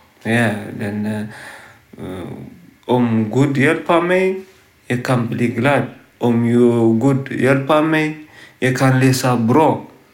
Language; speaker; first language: Swedish; non-native, learner; Tigrinya